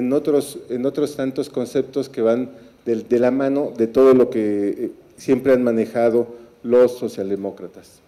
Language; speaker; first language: Spanish; native; Spanish